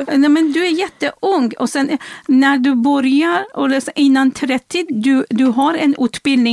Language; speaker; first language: Swedish; non-native, fluent; Persian